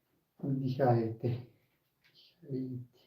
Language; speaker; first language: Russian; non-native, learner; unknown